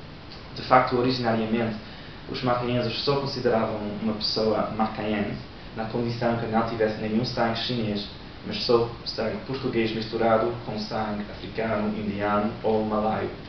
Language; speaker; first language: Portuguese; non-native, learner; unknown